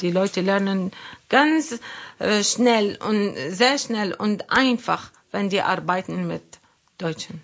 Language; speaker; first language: German; non-native, learner; Arabic